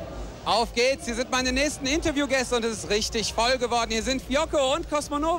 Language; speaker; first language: German; native; German